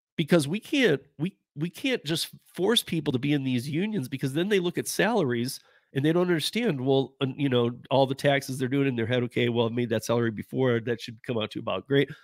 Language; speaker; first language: English; native; English